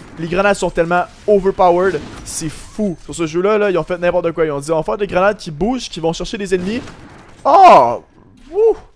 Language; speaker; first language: French; native; French